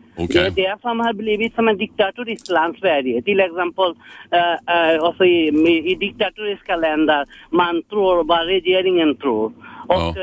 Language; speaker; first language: Swedish; non-native, fluent; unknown